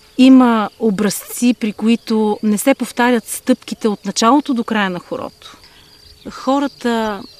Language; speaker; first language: Bulgarian; non-native, local second language; Romanian